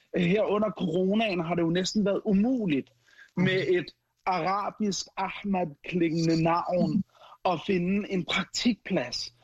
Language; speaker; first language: Danish; early bilingual, other home language; Arabic